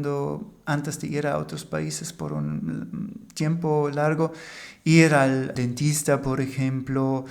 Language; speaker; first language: Spanish; non-native, fluent; German